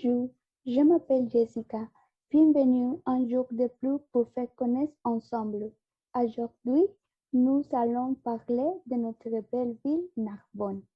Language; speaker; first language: French; non-native, learner; Spanish